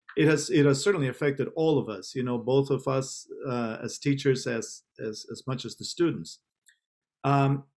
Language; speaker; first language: English; non-native, fluent; Spanish